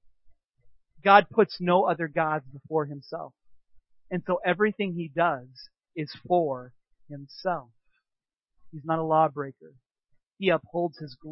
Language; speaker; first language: English; native; English